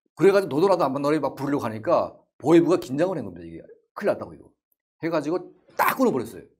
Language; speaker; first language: Korean; native; Korean